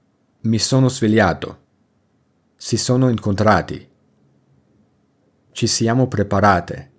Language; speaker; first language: Italian; non-native, fluent; English